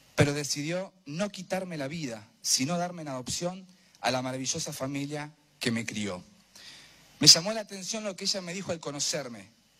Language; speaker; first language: Spanish; native; Spanish